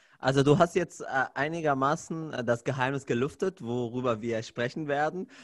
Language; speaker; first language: German; non-native, fluent; Arabic